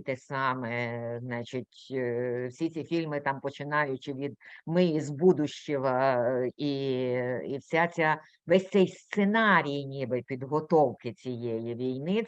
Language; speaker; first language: Ukrainian; native; Ukrainian